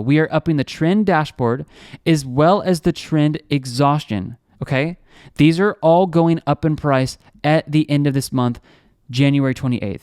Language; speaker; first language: English; native; English